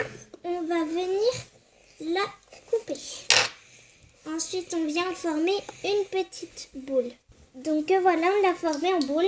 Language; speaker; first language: French; native; French